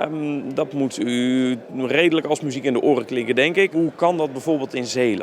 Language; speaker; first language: Dutch; native; Dutch